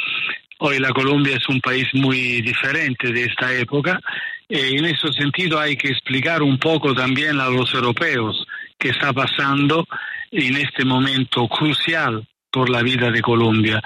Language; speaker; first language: Spanish; non-native, fluent; Italian